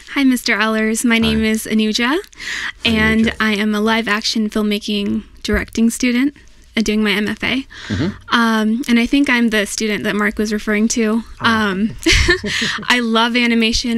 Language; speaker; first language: English; non-native, fluent; Chinese